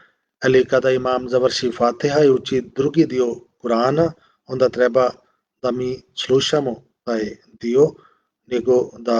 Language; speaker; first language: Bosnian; non-native, learner; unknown